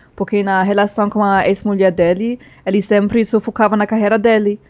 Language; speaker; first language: Portuguese; non-native, fluent; German